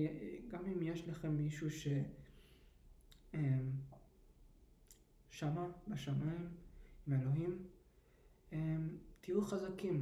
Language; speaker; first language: Hebrew; early bilingual, heritage; English